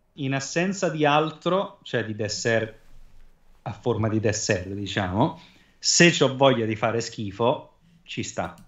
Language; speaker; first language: Italian; native; Italian